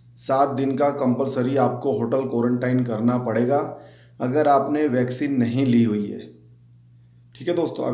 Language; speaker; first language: Hindi; native; Hindi